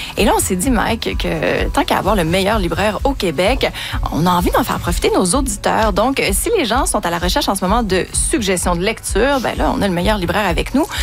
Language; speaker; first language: French; native; French